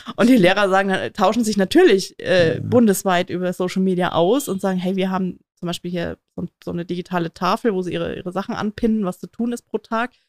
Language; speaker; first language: German; native; German